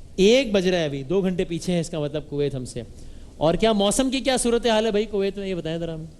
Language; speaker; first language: Urdu; native; Urdu